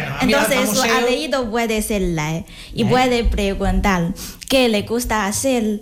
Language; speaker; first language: Spanish; non-native, learner; Chinese